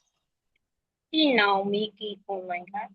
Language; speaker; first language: Thai; non-native, learner; Burmese